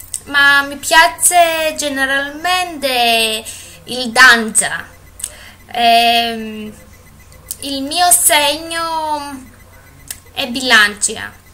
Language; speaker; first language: Italian; non-native, learner; Greek